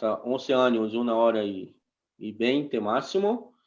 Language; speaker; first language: Spanish; non-native, fluent; Portuguese